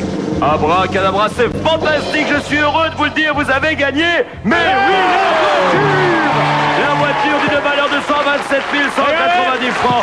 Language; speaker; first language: French; native; French